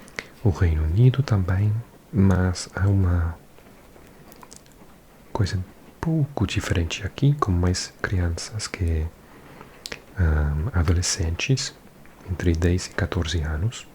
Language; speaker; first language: Portuguese; non-native, learner; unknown